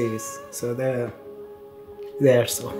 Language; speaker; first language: Swedish; non-native, fluent; Arabic